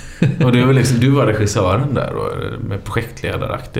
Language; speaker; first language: Swedish; native; Swedish